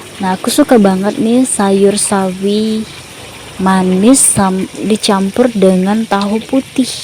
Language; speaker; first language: Indonesian; non-native, local second language; Malay